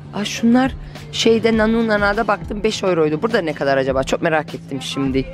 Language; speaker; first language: Turkish; early bilingual, heritage; Turkish